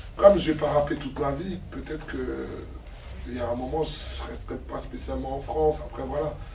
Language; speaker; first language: French; non-native, local second language; Lingala